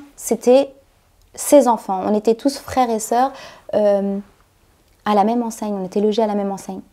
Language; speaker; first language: French; native; French